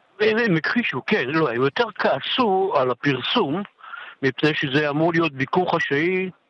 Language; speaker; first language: Hebrew; native; Hebrew